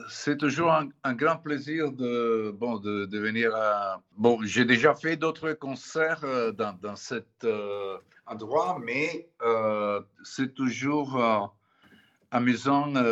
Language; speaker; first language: French; non-native, fluent; Italian